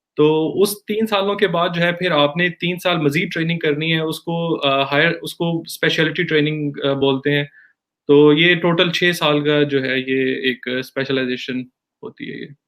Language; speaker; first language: Urdu; non-native, local second language; Punjabi